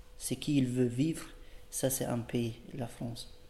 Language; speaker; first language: French; non-native, learner; Albanian